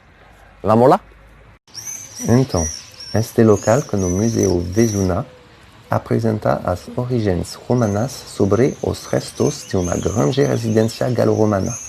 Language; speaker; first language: Portuguese; non-native, fluent; French